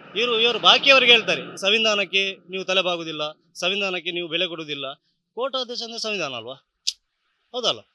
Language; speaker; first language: Kannada; native; Kannada